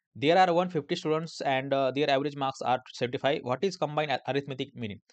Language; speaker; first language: Hindi; non-native, local second language; Marathi